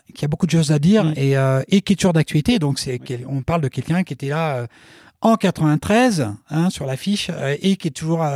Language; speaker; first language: French; native; French